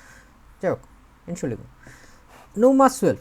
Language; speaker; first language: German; non-native, fluent; Bangla